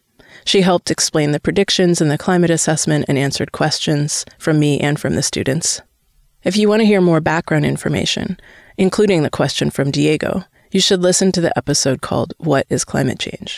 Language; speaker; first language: English; native; English